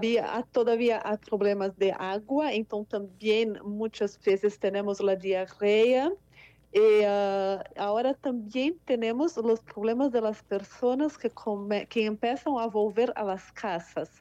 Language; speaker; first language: Spanish; non-native, fluent; Portuguese